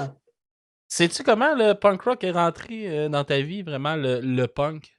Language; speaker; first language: French; native; French